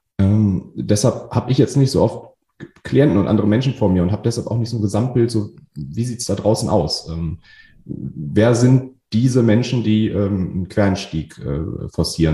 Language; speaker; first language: German; native; German